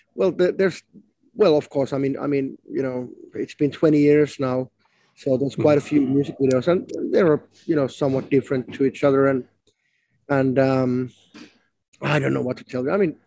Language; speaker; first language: English; non-native, fluent; Finnish